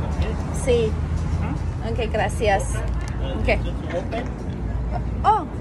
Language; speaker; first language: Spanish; non-native, learner; Hiligaynon